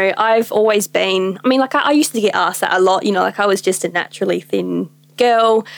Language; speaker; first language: English; native; English